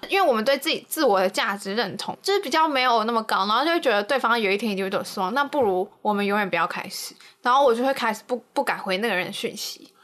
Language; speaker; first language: Chinese; native; Chinese